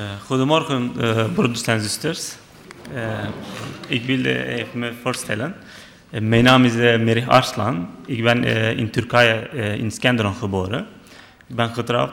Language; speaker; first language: Dutch; non-native, fluent; Turkish